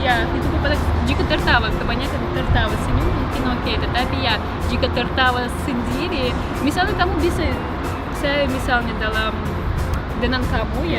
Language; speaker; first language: Indonesian; non-native, learner; Russian